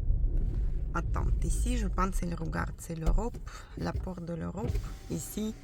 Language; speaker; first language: French; non-native, fluent; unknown